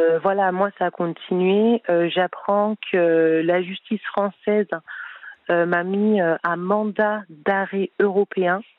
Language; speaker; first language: French; non-native, fluent; Spanish